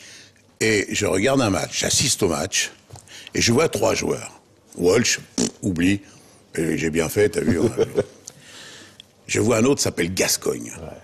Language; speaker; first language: French; native; French